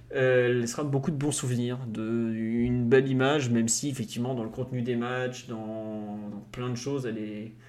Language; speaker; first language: French; native; French